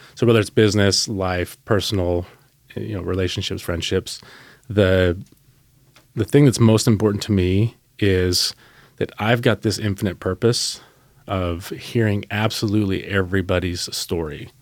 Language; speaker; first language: English; native; English